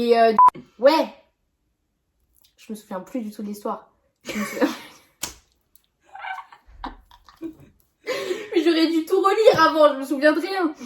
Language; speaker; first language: French; native; French